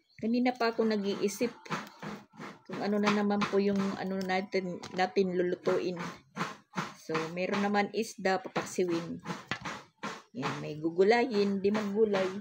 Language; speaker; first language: Filipino; non-native, local second language; Waray